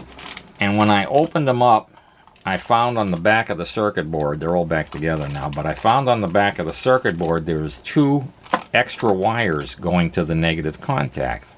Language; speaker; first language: English; native; English